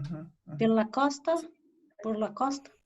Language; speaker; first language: Spanish; non-native, learner; Portuguese